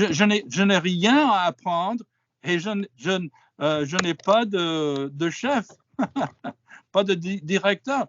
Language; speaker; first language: French; non-native, fluent; English